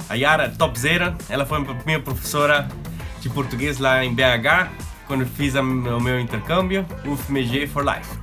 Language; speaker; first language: Portuguese; early bilingual, heritage; Portuguese